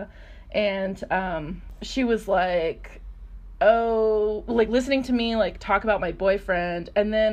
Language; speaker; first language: English; native; English